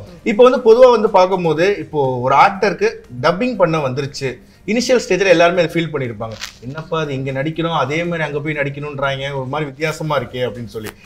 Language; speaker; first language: Tamil; native; Tamil